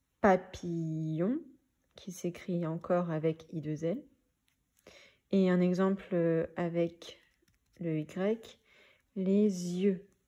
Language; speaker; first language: French; native; French